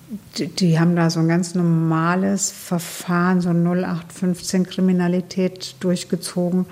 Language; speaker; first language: German; native; German